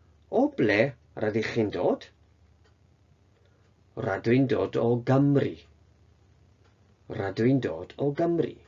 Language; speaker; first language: Welsh; non-native, fluent; Japanese